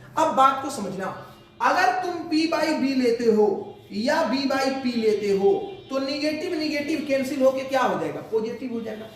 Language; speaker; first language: Hindi; native; Hindi